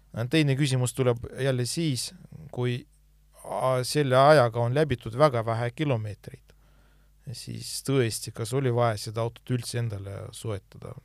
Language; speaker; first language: Estonian; non-native, local second language; Russian